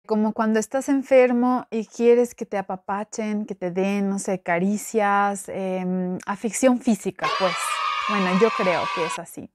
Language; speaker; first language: Spanish; non-native, fluent; Albanian